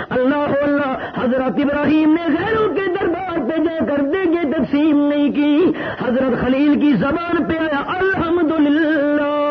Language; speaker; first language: Urdu; non-native, local second language; Saraiki